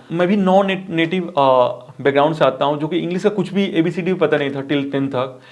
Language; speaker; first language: Hindi; native; Hindi